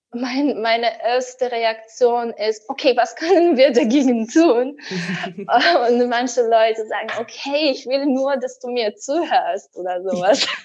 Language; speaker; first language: German; non-native, fluent; Russian